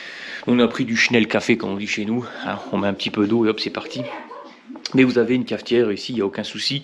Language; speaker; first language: French; native; French